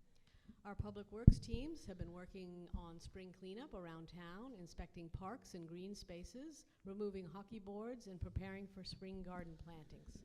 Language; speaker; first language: English; native; English